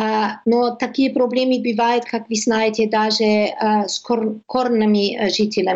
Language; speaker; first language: Russian; non-native, learner; German